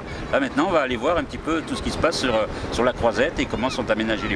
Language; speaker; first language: French; native; French